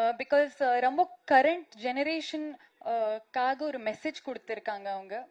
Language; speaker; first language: Tamil; non-native, fluent; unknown